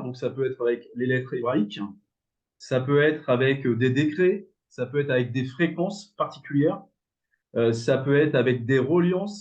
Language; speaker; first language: French; native; French